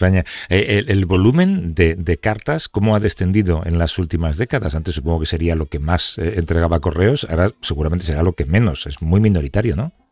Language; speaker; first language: Spanish; native; Spanish